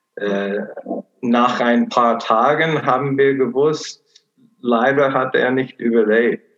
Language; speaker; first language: German; non-native, fluent; English